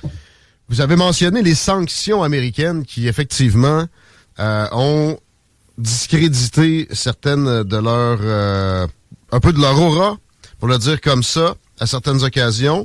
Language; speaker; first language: French; native; French